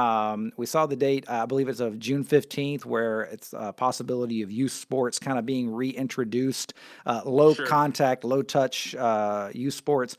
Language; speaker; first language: English; native; English